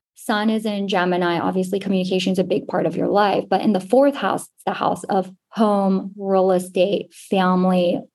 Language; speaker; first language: English; native; English